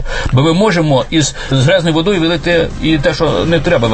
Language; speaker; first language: Ukrainian; native; Ukrainian